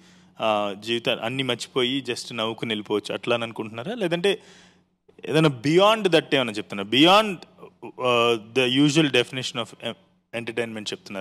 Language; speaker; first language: Telugu; native; Telugu